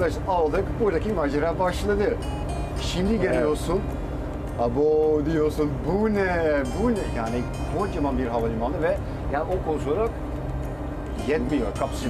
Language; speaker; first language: Turkish; non-native, fluent; Dutch